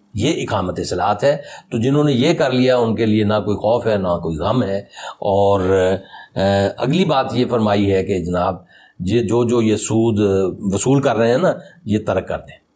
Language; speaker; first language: Urdu; native; Urdu